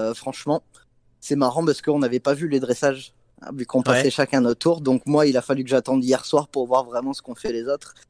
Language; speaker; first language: French; non-native, fluent; English